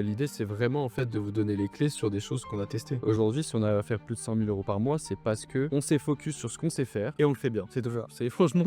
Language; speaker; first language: French; native; French